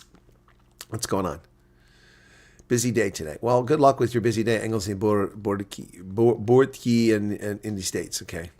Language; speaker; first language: English; native; English